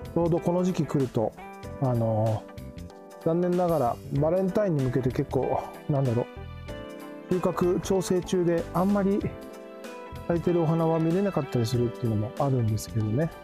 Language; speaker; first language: Japanese; native; Japanese